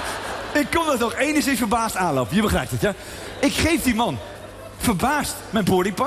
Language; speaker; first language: Dutch; native; Dutch